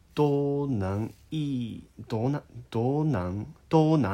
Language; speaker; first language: Chinese; non-native, learner; Japanese